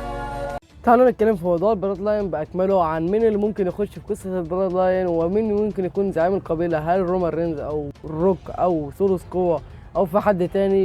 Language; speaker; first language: Arabic; native; Arabic